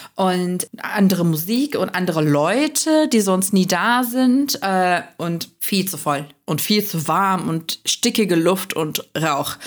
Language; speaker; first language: German; non-native, fluent; Turkish